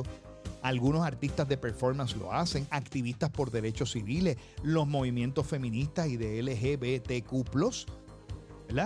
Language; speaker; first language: Spanish; native; Spanish